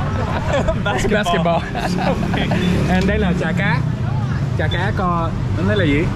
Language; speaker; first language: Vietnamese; early bilingual, heritage; Vietnamese